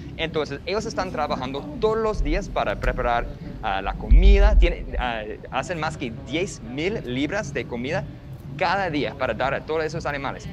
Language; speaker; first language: Spanish; non-native, fluent; English